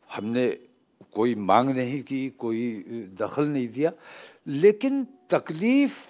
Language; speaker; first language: Hindi; native; Hindi